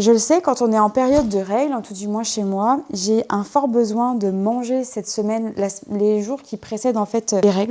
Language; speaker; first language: French; native; French